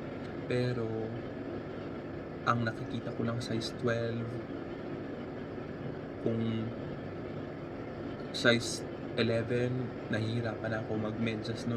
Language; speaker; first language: Filipino; native; Filipino